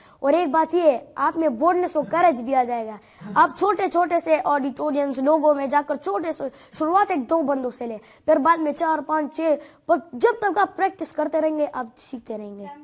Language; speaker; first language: Urdu; non-native, local second language; Pashto